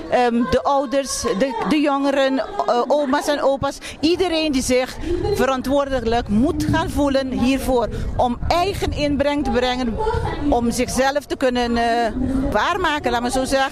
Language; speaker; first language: Dutch; non-native, local second language; Papiamento